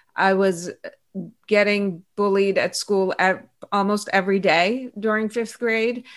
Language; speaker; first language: English; early bilingual, other home language; Persian